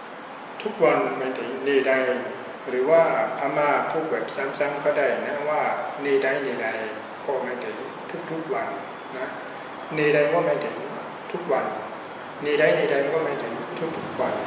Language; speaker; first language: Thai; non-native, fluent; Burmese